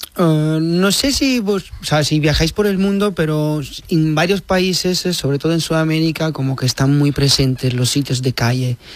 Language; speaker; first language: Spanish; non-native, fluent; Italian